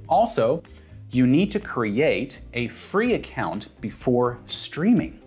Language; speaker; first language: English; non-native, fluent; German